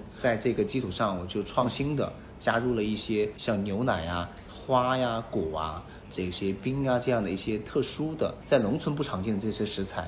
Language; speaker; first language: Chinese; native; Chinese